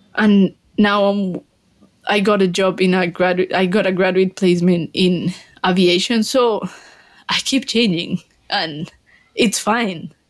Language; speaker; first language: English; non-native, fluent; Spanish